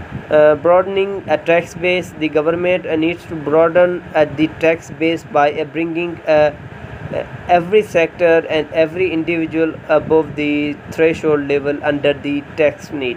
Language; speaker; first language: English; non-native, local second language; Urdu